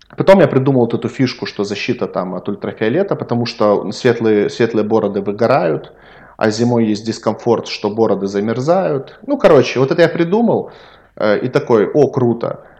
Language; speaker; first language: Russian; native; Russian